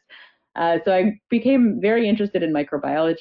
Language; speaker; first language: English; native; English